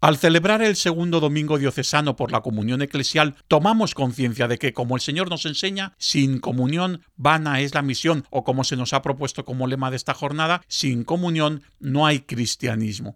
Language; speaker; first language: Spanish; native; Spanish